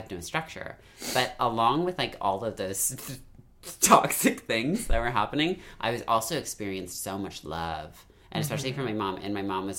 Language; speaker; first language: English; native; English